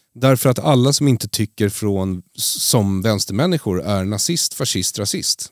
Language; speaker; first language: Swedish; native; Swedish